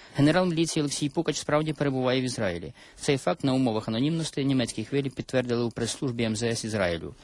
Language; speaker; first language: Ukrainian; native; Ukrainian